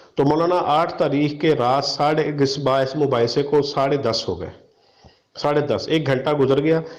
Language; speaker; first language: Urdu; non-native, local second language; Punjabi